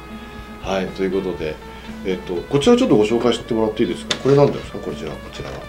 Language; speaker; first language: Japanese; native; Japanese